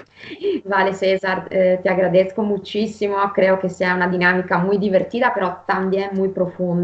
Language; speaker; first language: Spanish; non-native, fluent; Italian